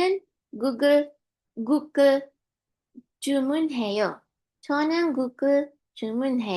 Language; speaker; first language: Korean; non-native, learner; English